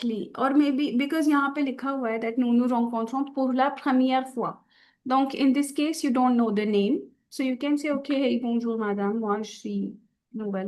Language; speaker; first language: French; non-native, fluent; Hindi